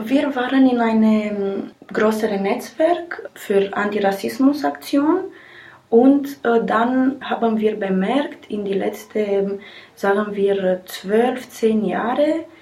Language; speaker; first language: German; non-native, learner; Romanian